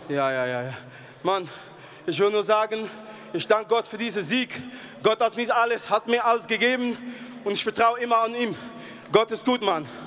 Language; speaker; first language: German; non-native, fluent; Dutch